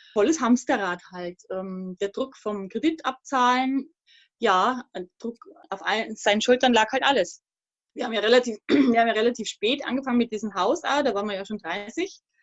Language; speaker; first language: German; native; German